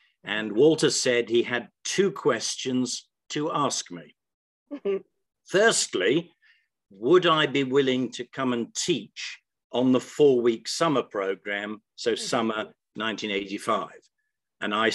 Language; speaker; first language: English; native; English